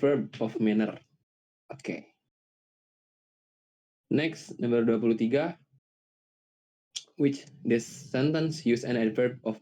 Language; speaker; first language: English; non-native, learner; Indonesian